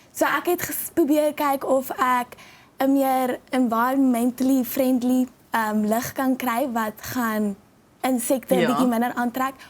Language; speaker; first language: Afrikaans; native; Afrikaans